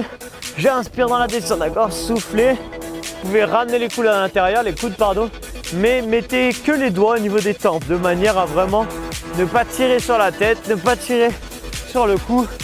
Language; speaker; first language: French; native; French